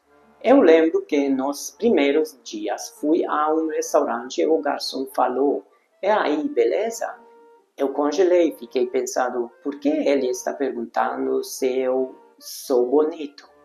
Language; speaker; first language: Portuguese; non-native, fluent; Hungarian